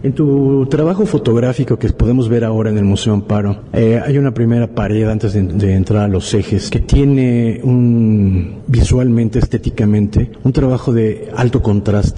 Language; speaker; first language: Spanish; native; Spanish